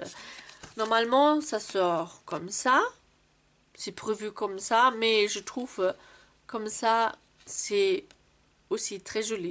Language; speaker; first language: French; non-native, fluent; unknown